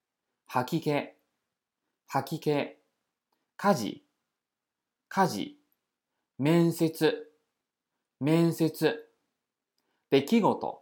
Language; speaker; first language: Japanese; non-native, fluent; Chinese